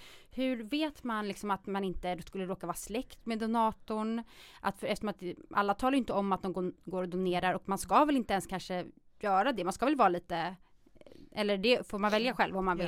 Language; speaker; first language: Swedish; native; Swedish